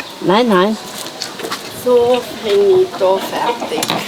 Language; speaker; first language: German; non-native, local second language; Romanian